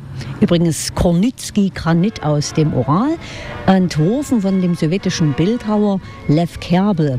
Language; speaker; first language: German; native; German